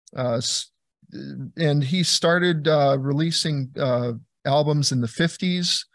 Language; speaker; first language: English; native; English